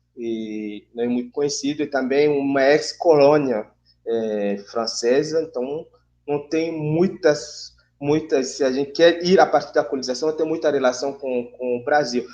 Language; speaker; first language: Portuguese; non-native, fluent; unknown